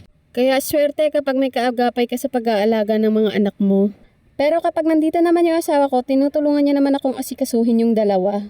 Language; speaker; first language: Filipino; native; Filipino